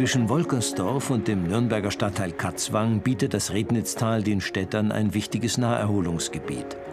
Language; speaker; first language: German; native; German